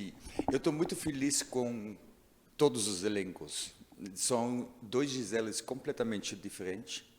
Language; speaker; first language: Portuguese; non-native, learner; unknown